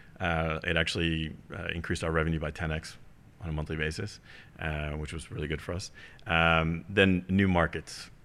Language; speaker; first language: English; early bilingual, heritage; German